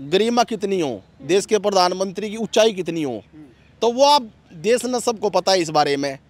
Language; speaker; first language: Hindi; native; Hindi